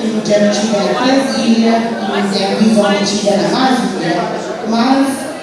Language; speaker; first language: Portuguese; early bilingual, heritage; Portuguese